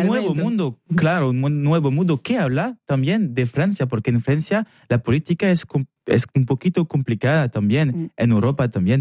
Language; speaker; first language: Spanish; non-native, fluent; French